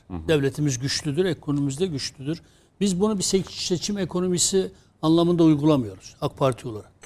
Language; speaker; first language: Turkish; non-native, local second language; Kurdish